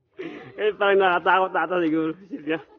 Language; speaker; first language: Filipino; native; Filipino